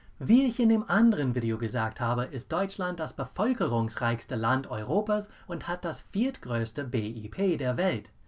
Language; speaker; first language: German; non-native, fluent; English